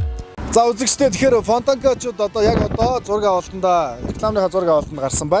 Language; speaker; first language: Mongolian; native; Mongolian